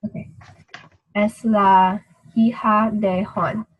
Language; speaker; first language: Spanish; non-native, learner; English